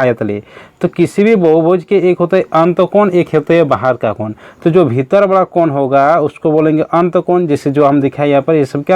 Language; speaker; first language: Hindi; native; Hindi